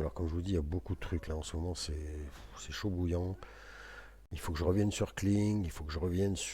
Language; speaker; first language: French; native; French